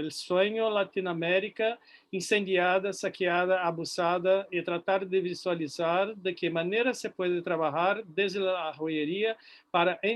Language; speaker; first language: Spanish; non-native, fluent; Portuguese